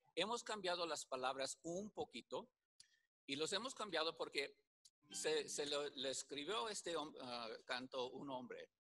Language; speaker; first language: Spanish; early bilingual, heritage; Spanish